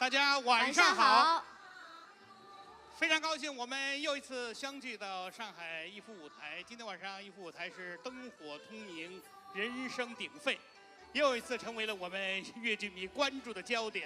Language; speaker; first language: Chinese; native; Chinese